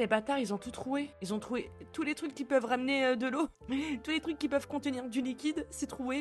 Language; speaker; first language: French; native; French